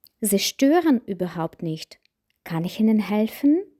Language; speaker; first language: German; non-native, fluent; Ukrainian